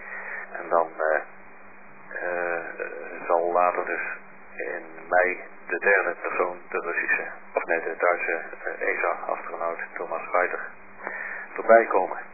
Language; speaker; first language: Dutch; native; Dutch